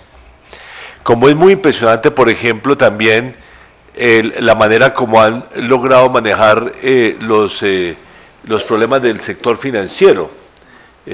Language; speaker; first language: Spanish; native; Spanish